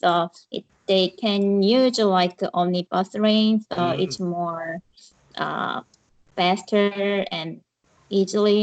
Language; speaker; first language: English; non-native, learner; Korean